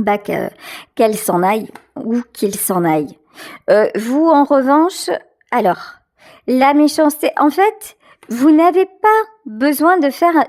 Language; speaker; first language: French; native; French